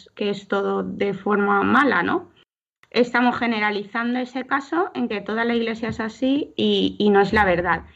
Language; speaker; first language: Spanish; native; Spanish